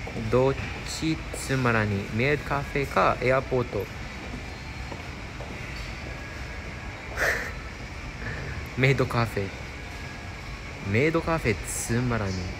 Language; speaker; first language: Japanese; non-native, learner; English